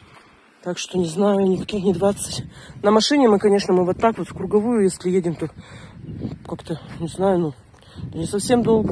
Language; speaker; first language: Russian; native; Russian